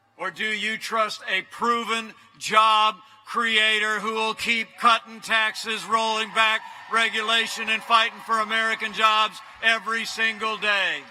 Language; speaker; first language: English; native; English